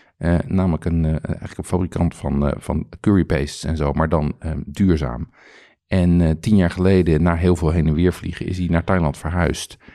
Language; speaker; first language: Dutch; native; Dutch